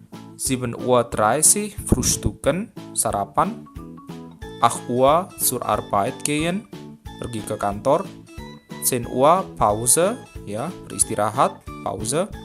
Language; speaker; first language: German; non-native, fluent; Indonesian